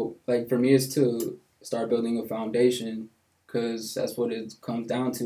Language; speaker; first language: English; native; English